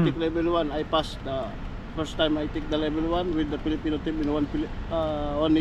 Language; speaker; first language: English; non-native, learner; Filipino